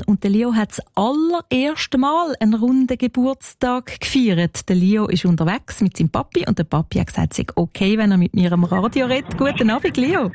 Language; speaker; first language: German; native; German